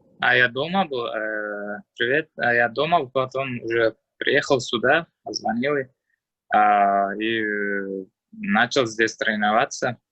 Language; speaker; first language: Russian; non-native, learner; Uzbek